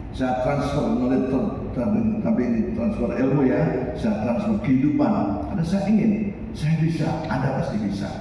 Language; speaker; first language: Indonesian; native; Indonesian